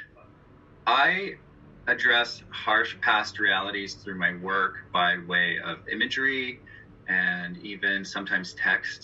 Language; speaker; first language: English; native; English